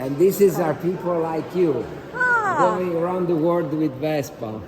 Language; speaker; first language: English; non-native, fluent; Italian